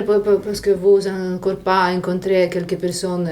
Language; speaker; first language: French; non-native, fluent; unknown